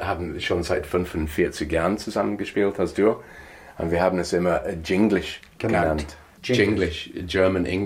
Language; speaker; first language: German; non-native, fluent; English